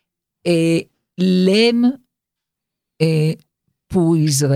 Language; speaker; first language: French; non-native, learner; Hebrew